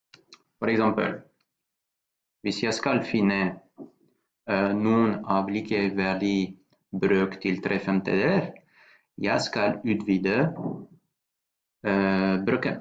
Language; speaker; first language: Norwegian; non-native, fluent; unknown